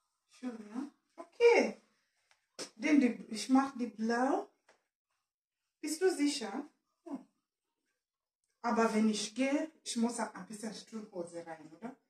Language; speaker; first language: German; non-native, learner; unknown